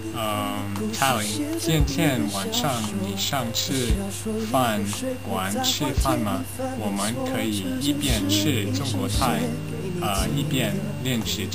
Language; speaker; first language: Chinese; non-native, learner; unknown